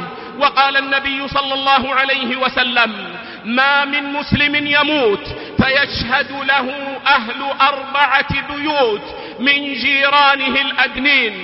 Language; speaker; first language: Arabic; native; Arabic